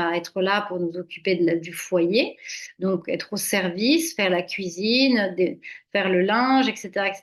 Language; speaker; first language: French; native; French